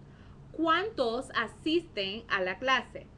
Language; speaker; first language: Spanish; non-native, fluent; English